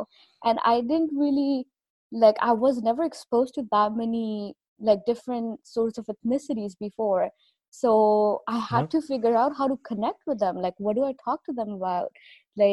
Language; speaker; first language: English; non-native, local second language; Punjabi